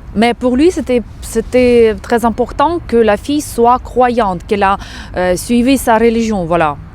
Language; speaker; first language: French; non-native, fluent; Ukrainian